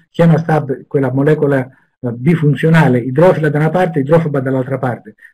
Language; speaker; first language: Italian; non-native, fluent; Greek